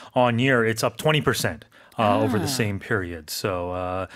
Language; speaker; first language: English; native; English